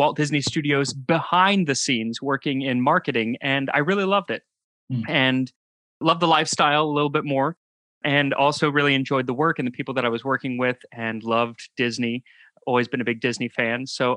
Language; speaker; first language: English; native; English